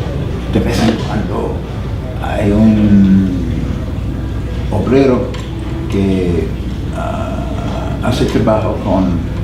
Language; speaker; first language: Spanish; non-native, fluent; English